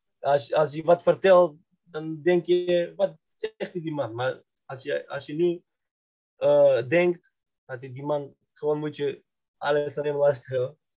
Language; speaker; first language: Dutch; non-native, fluent; Macedonian